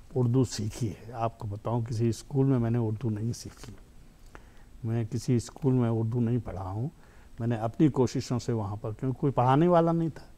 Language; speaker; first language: Hindi; native; Hindi